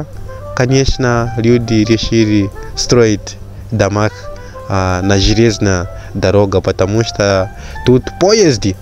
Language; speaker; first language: Russian; non-native, fluent; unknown